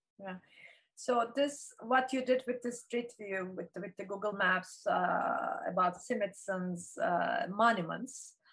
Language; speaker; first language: English; non-native, fluent; Turkish